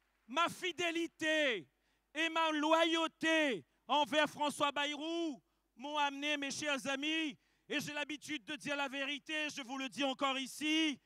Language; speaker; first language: French; native; French